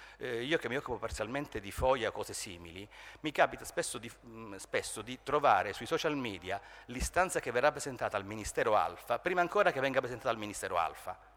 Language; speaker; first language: Italian; native; Italian